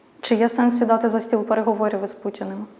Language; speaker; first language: Ukrainian; native; Ukrainian